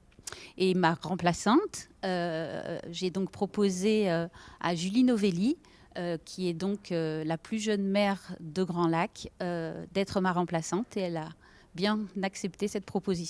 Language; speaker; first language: French; native; French